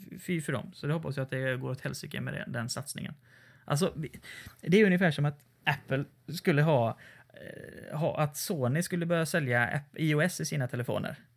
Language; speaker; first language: Swedish; native; Swedish